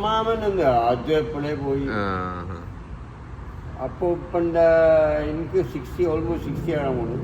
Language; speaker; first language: Malayalam; early bilingual, heritage; Malayalam